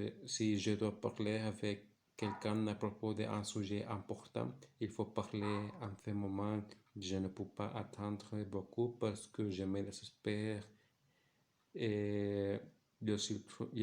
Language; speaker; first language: French; non-native, learner; Spanish